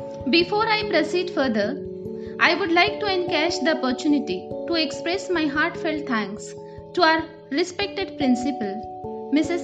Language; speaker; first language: English; non-native, local second language; Marathi